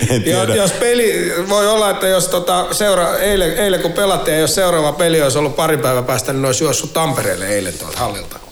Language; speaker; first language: Finnish; native; Finnish